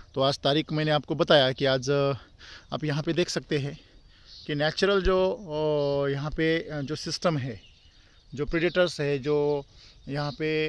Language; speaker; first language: Hindi; non-native, local second language; Marathi